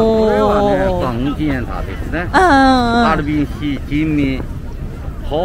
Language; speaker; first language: Japanese; non-native, learner; Chinese